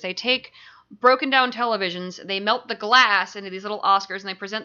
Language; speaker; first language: English; native; English